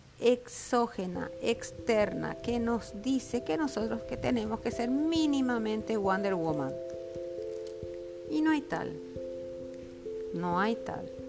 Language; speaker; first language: Spanish; native; Spanish